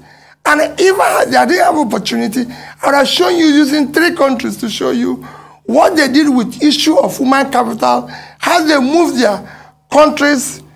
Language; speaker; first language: English; non-native, local second language; Igbo